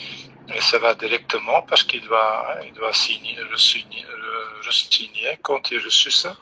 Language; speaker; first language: French; non-native, local second language; Dutch